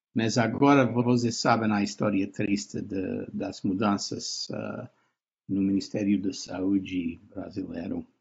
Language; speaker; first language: Portuguese; non-native, fluent; English